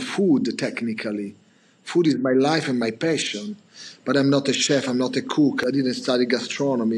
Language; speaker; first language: English; non-native, fluent; Italian